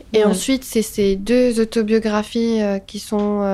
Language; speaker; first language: French; non-native, local second language; Arabic